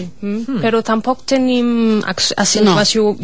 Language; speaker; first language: Catalan; non-native, fluent; German